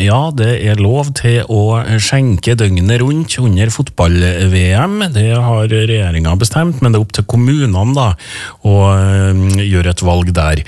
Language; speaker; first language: Norwegian; native; Norwegian